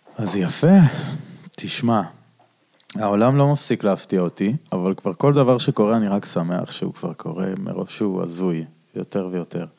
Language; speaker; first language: Hebrew; native; Hebrew